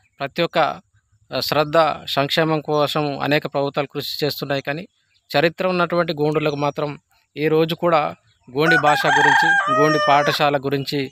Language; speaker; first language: Telugu; non-native, local second language; Gondi